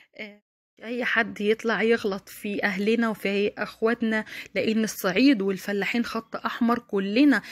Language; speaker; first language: Arabic; native; Arabic